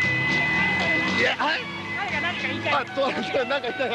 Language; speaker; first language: Japanese; native; Japanese